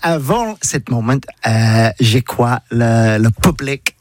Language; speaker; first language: French; non-native, learner; English